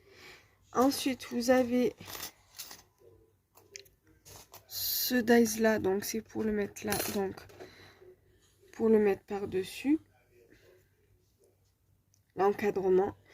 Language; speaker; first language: French; native; French